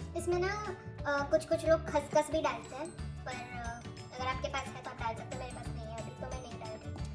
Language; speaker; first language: Hindi; non-native, local second language; Marathi